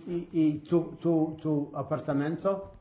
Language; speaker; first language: Spanish; early bilingual, heritage; Ladino